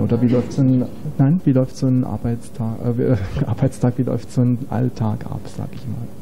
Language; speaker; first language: German; native; German